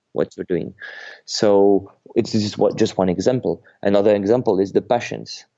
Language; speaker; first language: English; non-native, fluent; French